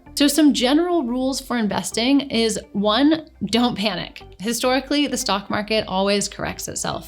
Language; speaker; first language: English; native; English